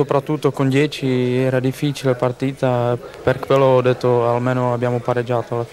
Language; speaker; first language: Italian; non-native, learner; Czech